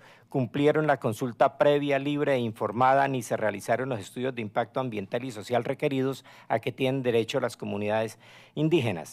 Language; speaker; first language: Spanish; native; Spanish